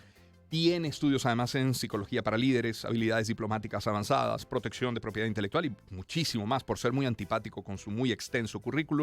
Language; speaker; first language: Spanish; native; Spanish